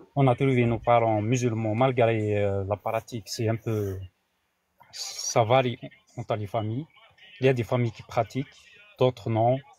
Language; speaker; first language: French; non-native, local second language; Kabyle